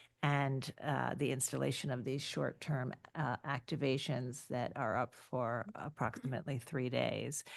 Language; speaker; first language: English; native; English